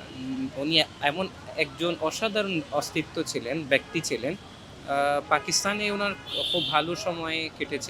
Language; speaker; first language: Bangla; non-native, fluent; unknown